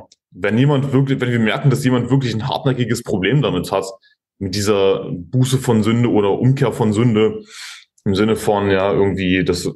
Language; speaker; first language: German; native; German